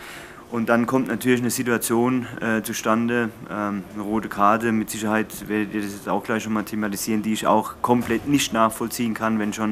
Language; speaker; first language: German; native; German